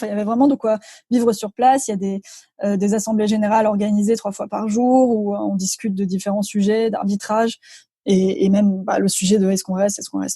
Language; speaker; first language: French; native; French